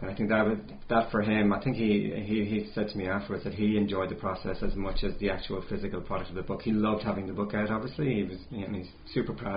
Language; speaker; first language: English; native; English